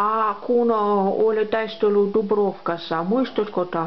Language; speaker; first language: Finnish; non-native, local second language; Russian